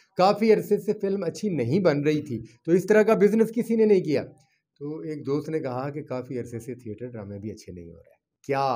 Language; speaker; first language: Urdu; non-native, local second language; Punjabi